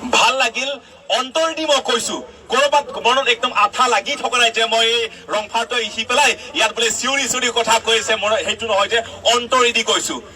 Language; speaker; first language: Assamese; non-native, local second language; Karbi